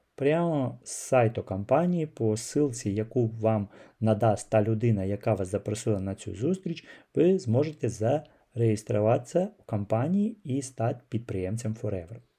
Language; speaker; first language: Ukrainian; non-native, local second language; Russian